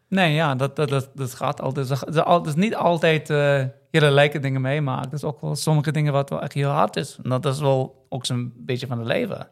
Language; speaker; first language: Dutch; non-native, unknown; English